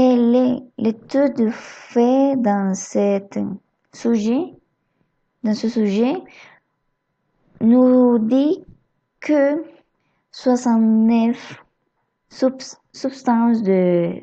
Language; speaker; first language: French; non-native, learner; Spanish